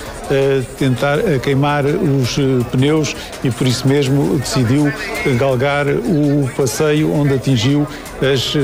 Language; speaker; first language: Portuguese; native; Portuguese